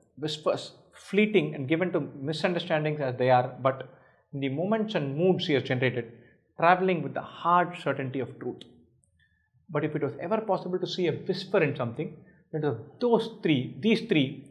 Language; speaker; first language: English; non-native, local second language; Tamil